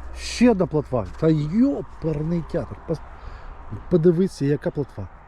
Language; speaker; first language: Ukrainian; non-native, local second language; Russian